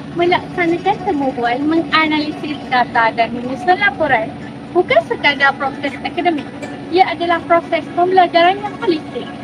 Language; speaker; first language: Malay; native; Malay